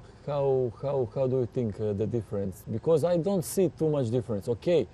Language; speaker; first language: English; non-native, fluent; Serbian